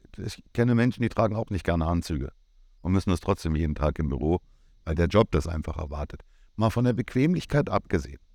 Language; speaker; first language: German; native; German